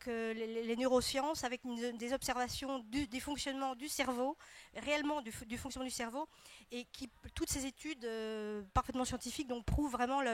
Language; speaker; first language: French; native; French